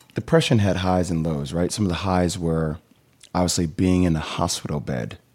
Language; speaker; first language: English; native; English